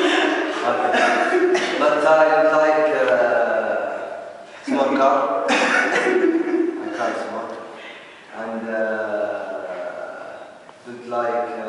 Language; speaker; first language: English; non-native, learner; Arabic